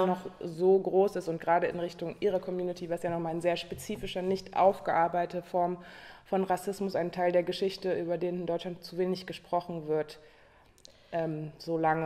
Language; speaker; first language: German; native; German